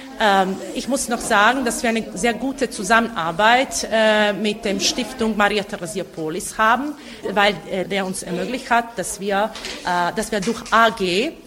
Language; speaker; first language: German; non-native, local second language; Serbian